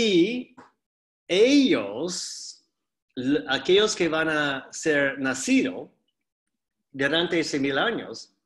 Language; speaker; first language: Spanish; non-native, fluent; English